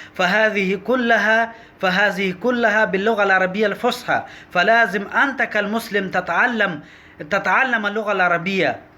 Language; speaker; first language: Arabic; non-native, learner; Pashto